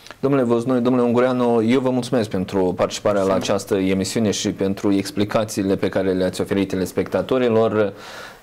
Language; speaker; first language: Romanian; native; Romanian